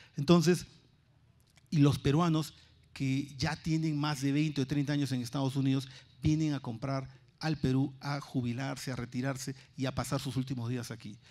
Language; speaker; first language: Spanish; native; Spanish